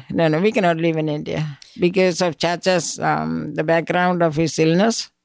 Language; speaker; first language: English; non-native, local second language; Malayalam